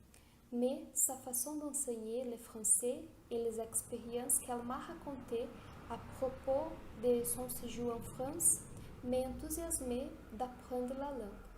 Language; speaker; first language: French; non-native, learner; Portuguese